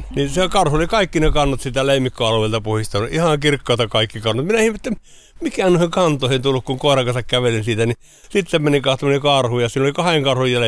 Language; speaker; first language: Finnish; native; Finnish